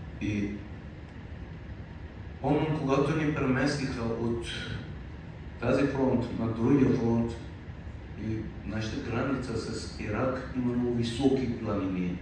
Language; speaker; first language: Bulgarian; non-native, fluent; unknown